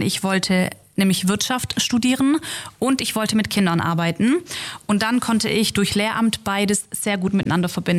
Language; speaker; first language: German; early bilingual, other home language; Turkish